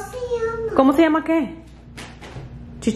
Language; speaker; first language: Spanish; native; Spanish